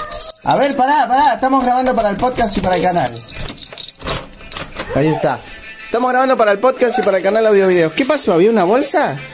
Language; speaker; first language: Spanish; native; Spanish